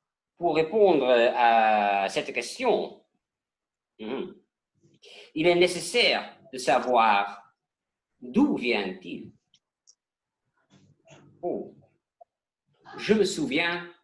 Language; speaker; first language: French; non-native, learner; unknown